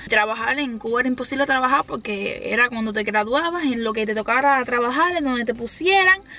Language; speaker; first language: Spanish; native; Spanish